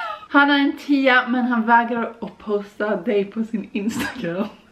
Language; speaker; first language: Swedish; native; Swedish